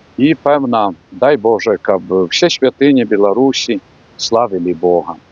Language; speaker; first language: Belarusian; native; Belarusian